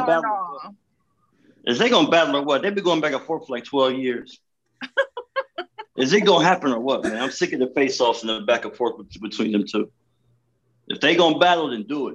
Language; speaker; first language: English; native; English